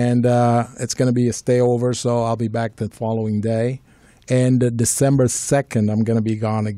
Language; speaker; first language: English; native; English